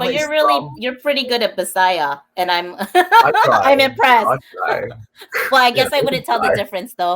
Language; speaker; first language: English; native; English